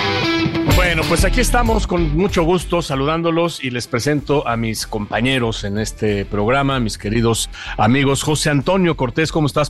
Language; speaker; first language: Spanish; native; Spanish